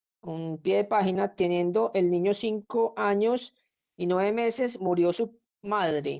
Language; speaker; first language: Spanish; native; Spanish